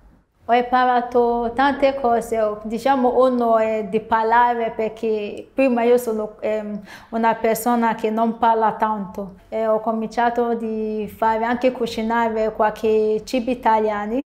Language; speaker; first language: Italian; non-native, learner; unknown